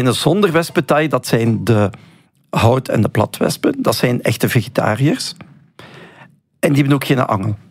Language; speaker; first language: Dutch; native; Dutch